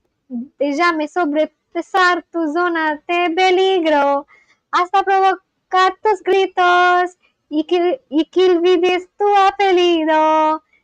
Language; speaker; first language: Spanish; non-native, learner; Bangla